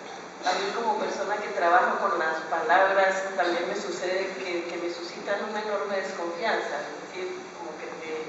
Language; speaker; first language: Spanish; native; Spanish